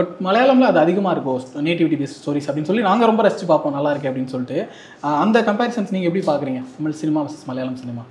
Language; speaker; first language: Tamil; native; Tamil